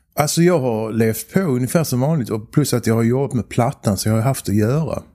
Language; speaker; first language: Swedish; native; Swedish